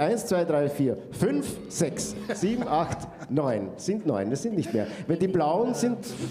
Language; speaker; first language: German; native; German